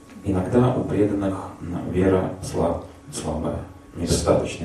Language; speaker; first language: Russian; native; Russian